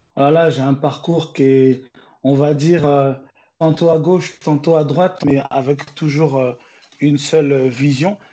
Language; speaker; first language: French; native; French